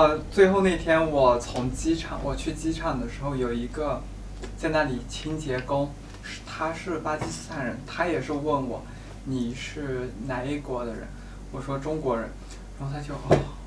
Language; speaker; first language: Chinese; native; Chinese